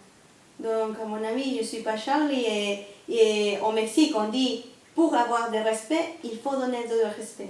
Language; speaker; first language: French; non-native, learner; Spanish